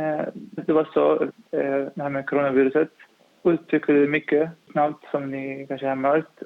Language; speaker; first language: Swedish; non-native, fluent; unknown